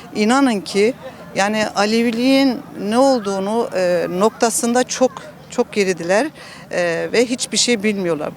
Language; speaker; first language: Turkish; native; Turkish